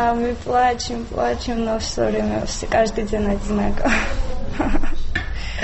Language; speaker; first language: Russian; non-native, local second language; Georgian